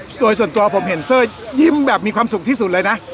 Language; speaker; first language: Thai; native; Thai